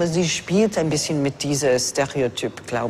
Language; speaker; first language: German; non-native, fluent; English